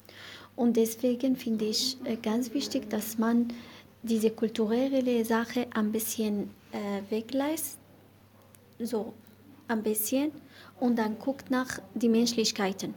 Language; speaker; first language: German; non-native, learner; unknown